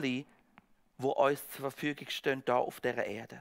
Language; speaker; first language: German; native; German